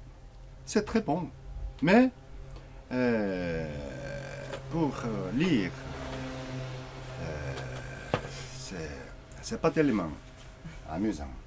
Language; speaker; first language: French; non-native, learner; Korean